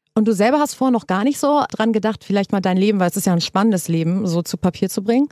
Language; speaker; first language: German; native; German